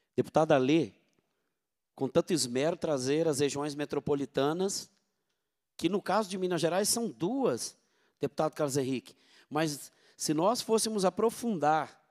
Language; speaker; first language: Portuguese; native; Portuguese